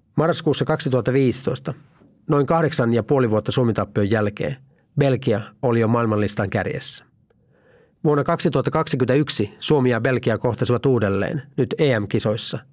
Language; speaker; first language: Finnish; native; Finnish